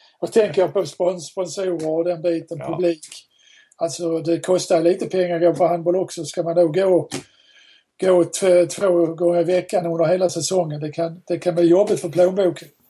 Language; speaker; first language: Swedish; native; Swedish